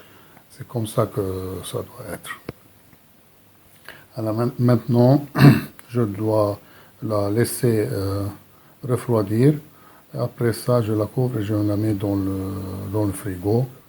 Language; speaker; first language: French; non-native, local second language; Arabic